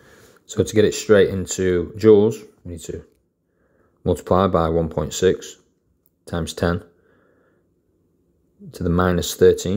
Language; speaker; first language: English; native; English